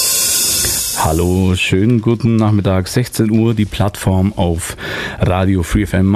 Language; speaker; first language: German; native; German